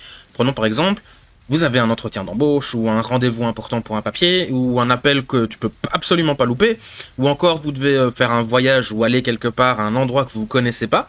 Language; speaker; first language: French; native; French